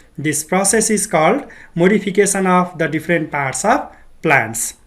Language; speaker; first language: English; non-native, local second language; Nepali